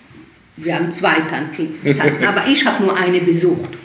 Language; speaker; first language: German; early bilingual, heritage; German